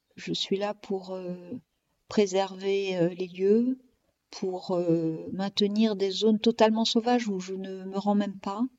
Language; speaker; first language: French; native; French